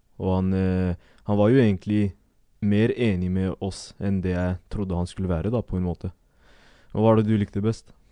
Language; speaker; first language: Norwegian; early bilingual, other home language; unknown